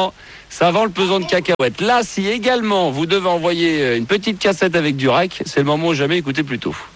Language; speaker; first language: French; native; French